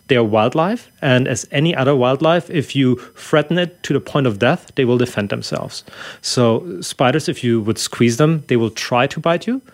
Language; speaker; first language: English; non-native, fluent; German